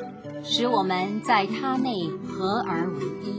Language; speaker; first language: Chinese; native; Chinese